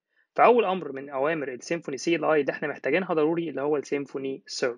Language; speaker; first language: Arabic; native; Arabic